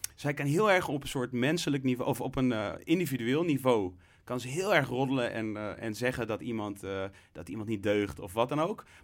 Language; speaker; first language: Dutch; native; Dutch